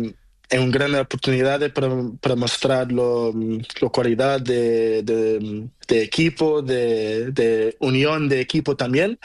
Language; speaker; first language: Spanish; non-native, learner; Portuguese